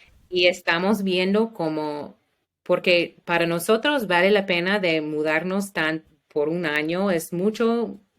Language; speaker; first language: Spanish; non-native, learner; English